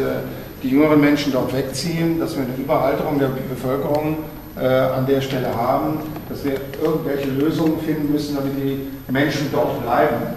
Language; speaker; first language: German; native; German